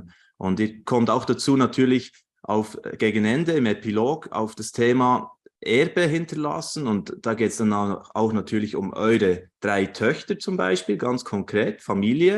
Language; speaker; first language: German; native; German